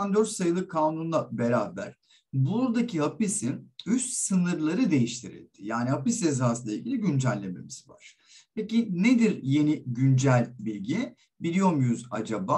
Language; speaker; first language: Turkish; native; Turkish